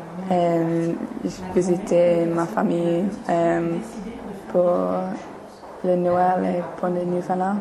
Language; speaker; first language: French; non-native, learner; English